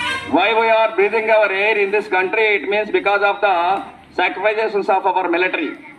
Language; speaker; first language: English; non-native, local second language; Telugu